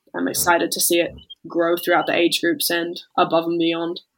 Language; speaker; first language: English; native; English